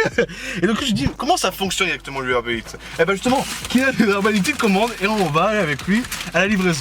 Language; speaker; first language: French; native; French